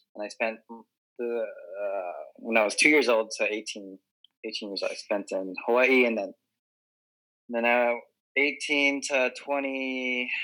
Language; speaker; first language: English; native; English